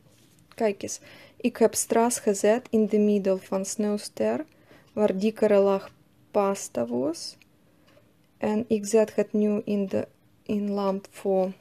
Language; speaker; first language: Dutch; non-native, learner; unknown